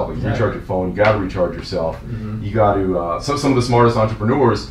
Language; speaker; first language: English; native; English